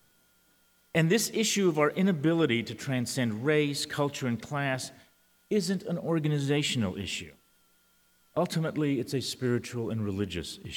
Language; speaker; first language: English; early bilingual, other home language; Spanish